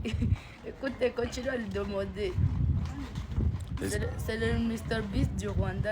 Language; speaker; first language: French; non-native, local second language; Kinyarwanda